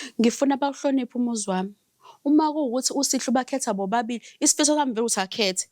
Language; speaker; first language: Zulu; native; Zulu